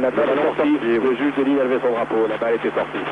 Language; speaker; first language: French; native; French